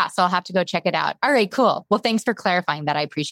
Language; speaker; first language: English; native; English